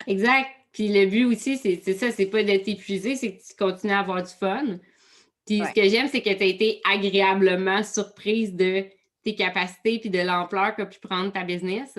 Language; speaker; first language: French; native; French